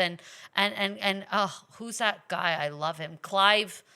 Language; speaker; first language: English; native; English